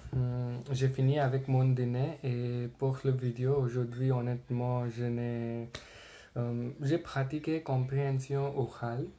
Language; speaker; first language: French; non-native, learner; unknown